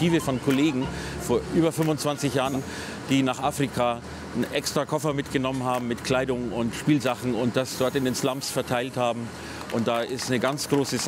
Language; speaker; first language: German; native; German